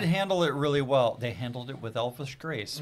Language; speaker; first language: English; native; English